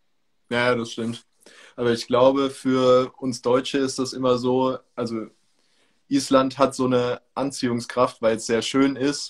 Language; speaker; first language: German; native; German